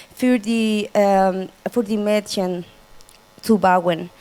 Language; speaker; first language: German; non-native, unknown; Spanish